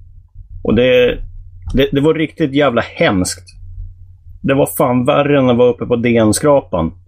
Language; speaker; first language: Swedish; native; Swedish